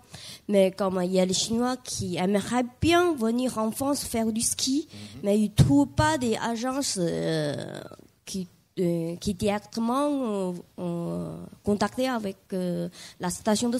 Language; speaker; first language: French; non-native, learner; Chinese